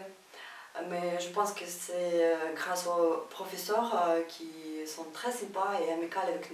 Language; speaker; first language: French; non-native, fluent; Russian